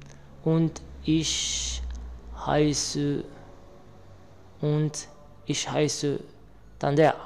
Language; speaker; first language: German; non-native, learner; Arabic